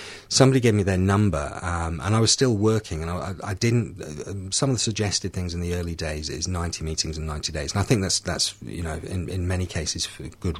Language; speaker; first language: English; native; English